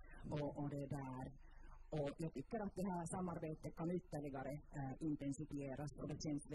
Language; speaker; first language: Swedish; non-native, local second language; Finnish